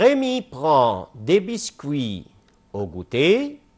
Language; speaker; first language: French; non-native, fluent; Arabic